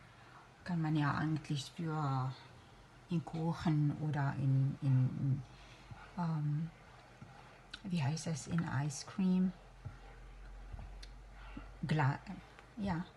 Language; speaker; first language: German; non-native, fluent; Arabic